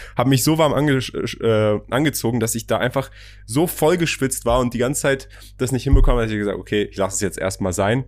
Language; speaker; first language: German; early bilingual, other home language; Persian